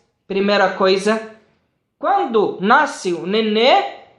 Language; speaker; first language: Portuguese; non-native, fluent; Arabic